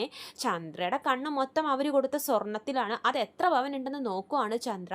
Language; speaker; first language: Malayalam; native; Malayalam